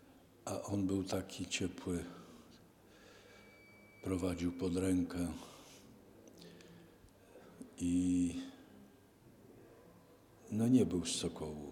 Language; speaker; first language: Polish; native; Polish